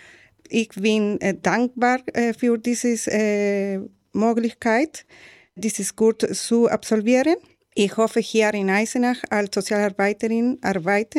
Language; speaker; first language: German; non-native, learner; Spanish